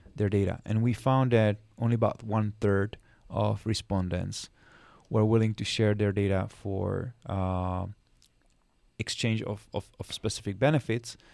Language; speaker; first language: English; non-native, fluent; Czech